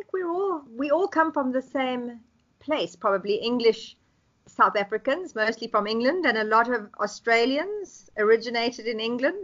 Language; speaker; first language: English; native; English